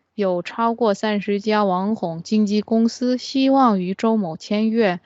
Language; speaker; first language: Chinese; non-native, fluent; Korean